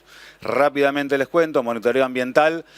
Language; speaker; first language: Spanish; native; Spanish